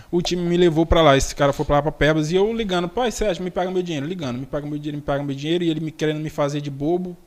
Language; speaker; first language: Portuguese; native; Portuguese